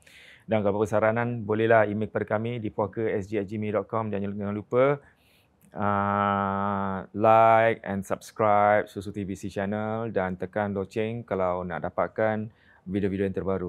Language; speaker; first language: Malay; native; Malay